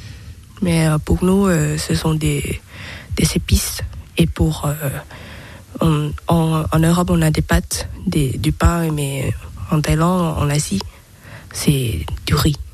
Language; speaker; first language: French; non-native, learner; Thai